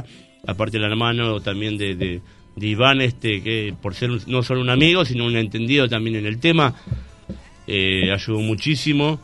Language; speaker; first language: Spanish; native; Spanish